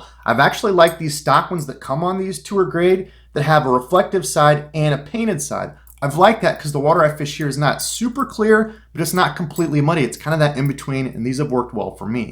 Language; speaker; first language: English; native; English